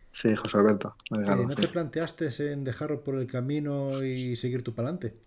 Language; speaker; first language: Spanish; native; Spanish